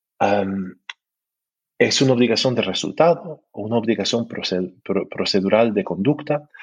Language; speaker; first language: Spanish; early bilingual, heritage; Spanish